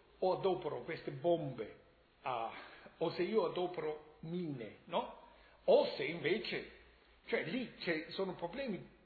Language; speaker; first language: Italian; non-native, fluent; German